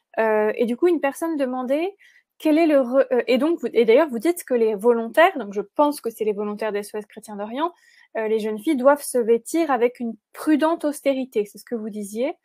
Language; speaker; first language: French; native; French